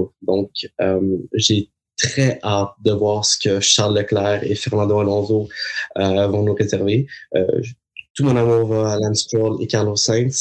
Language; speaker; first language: French; native; French